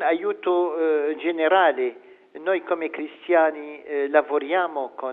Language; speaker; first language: Italian; non-native, fluent; Arabic